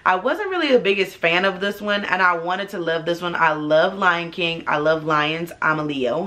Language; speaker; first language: English; native; English